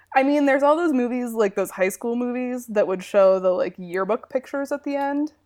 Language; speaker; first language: English; native; English